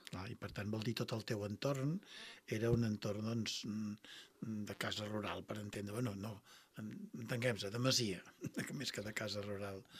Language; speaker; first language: Catalan; native; Catalan